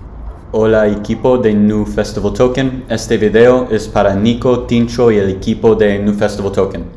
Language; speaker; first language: Spanish; non-native, learner; English